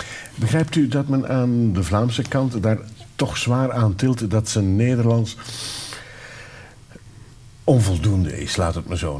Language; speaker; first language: Dutch; native; Dutch